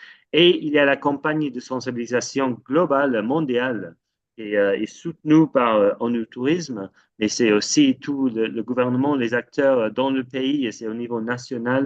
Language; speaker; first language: French; non-native, fluent; English